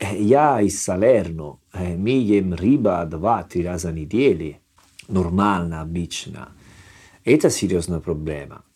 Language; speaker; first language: Russian; non-native, learner; Italian